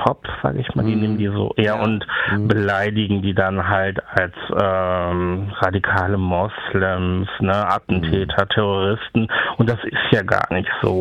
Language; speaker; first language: German; native; German